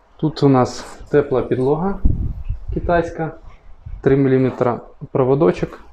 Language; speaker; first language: Ukrainian; non-native, local second language; Russian